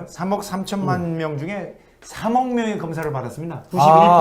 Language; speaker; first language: Korean; native; Korean